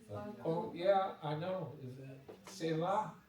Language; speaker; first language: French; non-native, learner; English